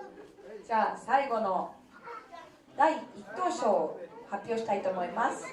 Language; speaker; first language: Japanese; non-native, fluent; Bangla